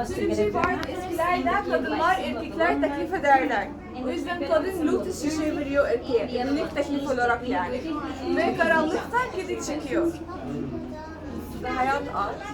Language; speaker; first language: Turkish; non-native, learner; Arabic